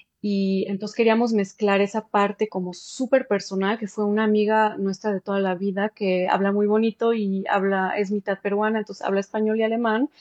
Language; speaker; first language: Spanish; early bilingual, heritage; Spanish